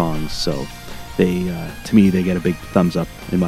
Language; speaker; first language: English; native; English